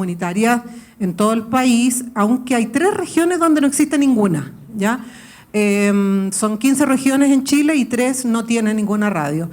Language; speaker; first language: Spanish; native; Spanish